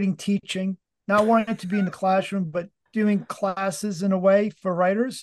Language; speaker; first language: English; native; English